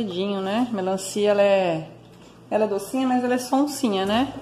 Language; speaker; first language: Portuguese; native; Portuguese